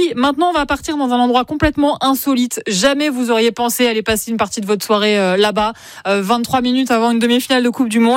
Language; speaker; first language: French; native; French